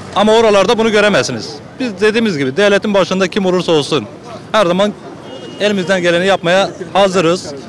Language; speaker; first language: Turkish; native; Turkish